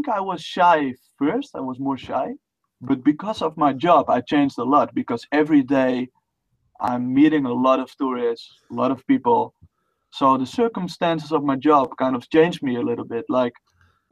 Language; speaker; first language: English; non-native, fluent; Dutch